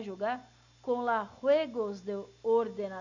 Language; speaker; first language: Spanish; non-native, learner; Portuguese